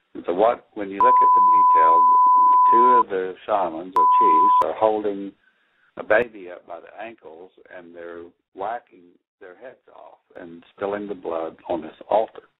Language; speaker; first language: English; native; English